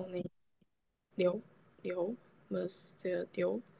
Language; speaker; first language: French; non-native, learner; Chinese